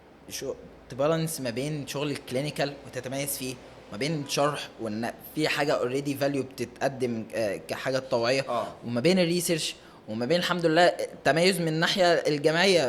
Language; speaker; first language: Arabic; native; Arabic